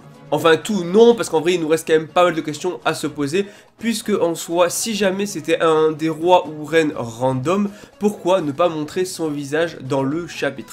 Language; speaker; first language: French; native; French